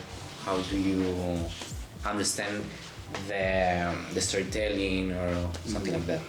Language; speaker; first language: English; non-native, learner; Spanish